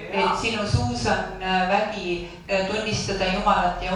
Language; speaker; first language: Finnish; non-native, learner; Estonian